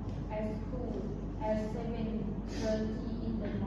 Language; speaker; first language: English; non-native, learner; Lao